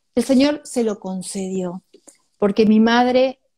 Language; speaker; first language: Spanish; native; Spanish